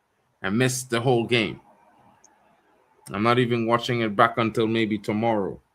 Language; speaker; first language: English; native; English